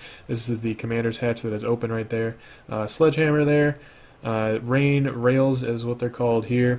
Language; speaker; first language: English; native; English